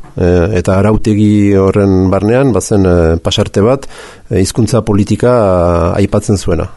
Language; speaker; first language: Basque; native; Basque